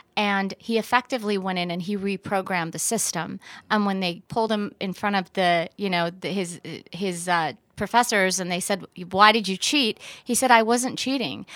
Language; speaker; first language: English; early bilingual, other home language; Persian